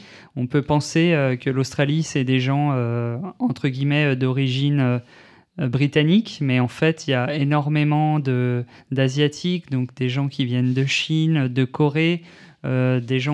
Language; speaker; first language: French; native; French